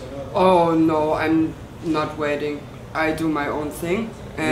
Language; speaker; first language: English; non-native, learner; German